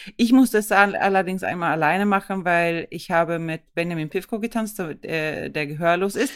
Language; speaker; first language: German; non-native, fluent; Swedish